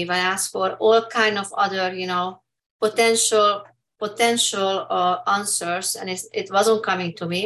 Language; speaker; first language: English; non-native, fluent; Hungarian